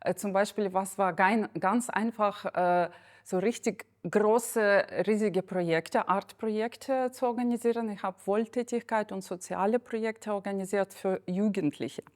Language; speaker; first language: German; non-native, fluent; Ukrainian